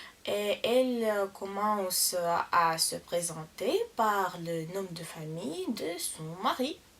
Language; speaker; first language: French; non-native, learner; Russian